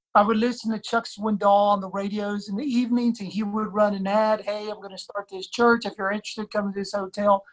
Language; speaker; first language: English; native; English